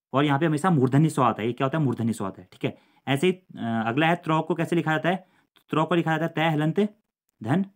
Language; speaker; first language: Hindi; native; Hindi